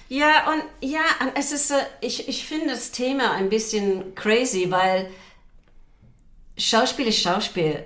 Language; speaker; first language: German; non-native, fluent; English